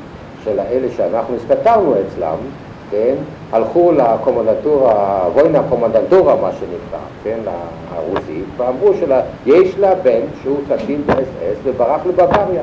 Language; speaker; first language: Hebrew; non-native, fluent; German